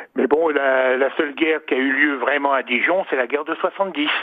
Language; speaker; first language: French; native; French